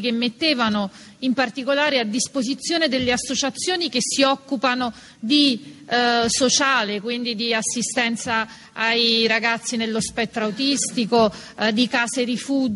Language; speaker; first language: Italian; native; Italian